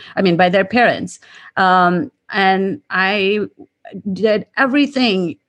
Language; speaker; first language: English; non-native, local second language; Gujarati